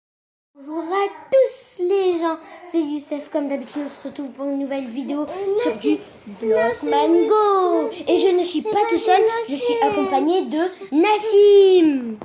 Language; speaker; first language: French; native; French